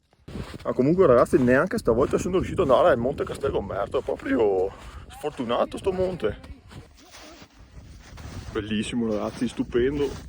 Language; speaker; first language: Italian; native; Italian